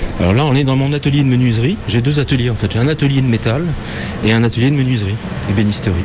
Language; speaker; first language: French; native; French